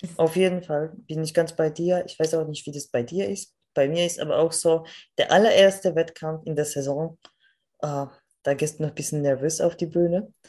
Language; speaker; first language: German; non-native, fluent; Polish